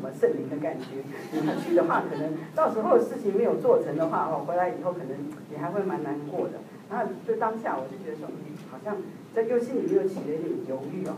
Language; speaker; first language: Chinese; native; Chinese